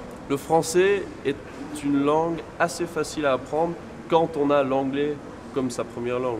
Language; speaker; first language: French; non-native, fluent; English